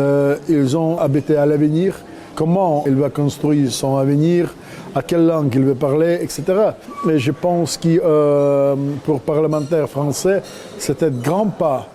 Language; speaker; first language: French; non-native, learner; Russian